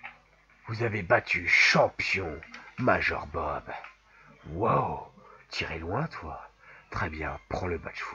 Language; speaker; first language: French; native; French